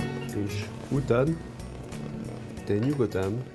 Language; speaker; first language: Hungarian; non-native, learner; French